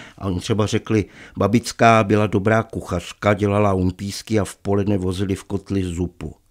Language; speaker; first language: Czech; native; Czech